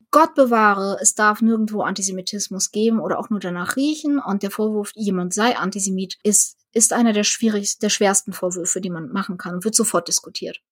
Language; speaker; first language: German; early bilingual, other home language; Russian